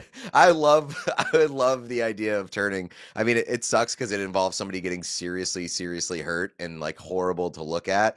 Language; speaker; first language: English; native; English